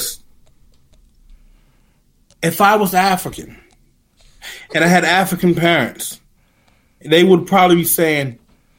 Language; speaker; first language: English; native; English